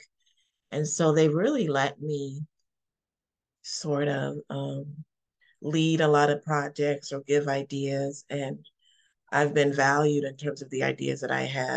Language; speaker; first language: English; native; English